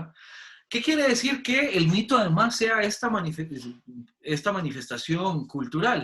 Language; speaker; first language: Spanish; native; Spanish